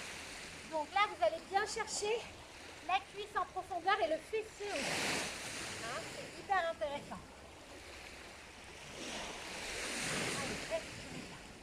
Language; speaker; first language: French; native; French